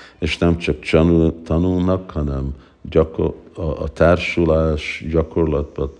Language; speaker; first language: Hungarian; early bilingual, heritage; Hungarian